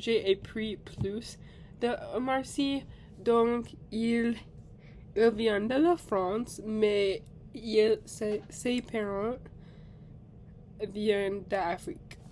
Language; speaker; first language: French; non-native, learner; English